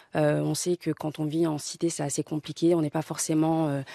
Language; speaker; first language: French; native; French